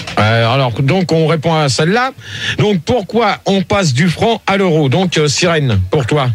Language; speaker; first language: French; native; French